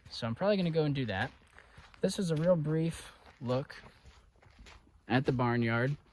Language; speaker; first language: English; native; English